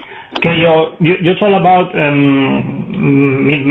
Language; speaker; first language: English; non-native, learner; Spanish